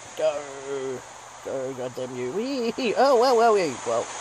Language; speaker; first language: English; native; English